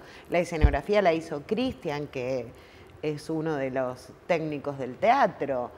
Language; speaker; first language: Spanish; native; Spanish